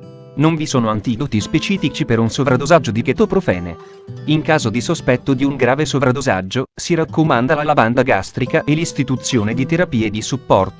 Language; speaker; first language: Italian; native; Italian